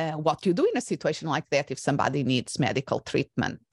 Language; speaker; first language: English; non-native, fluent; Portuguese